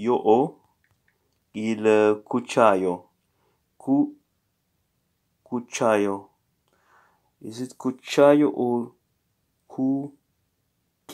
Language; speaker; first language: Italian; non-native, learner; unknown